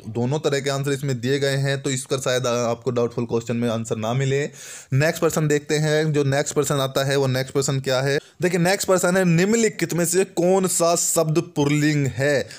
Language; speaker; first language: Hindi; native; Hindi